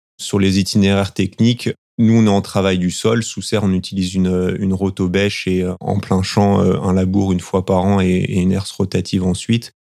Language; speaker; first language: French; native; French